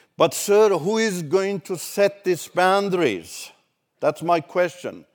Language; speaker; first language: English; non-native, fluent; Turkish